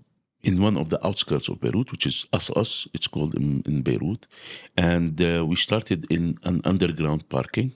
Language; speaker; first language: English; non-native, local second language; Arabic